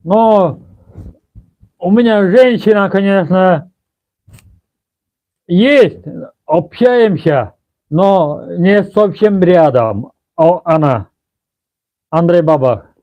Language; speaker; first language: Russian; non-native, local second language; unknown